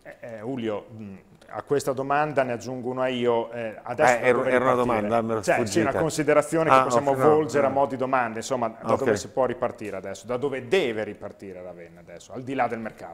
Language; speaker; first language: Italian; native; Italian